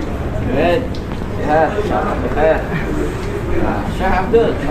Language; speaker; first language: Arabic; non-native, fluent; Indonesian